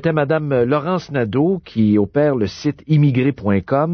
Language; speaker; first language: French; native; French